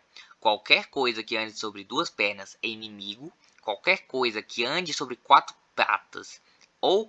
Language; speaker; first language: Portuguese; native; Portuguese